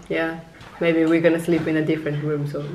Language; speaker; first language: English; non-native, local second language; Japanese